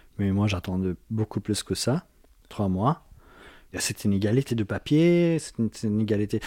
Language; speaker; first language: French; non-native, fluent; Arabic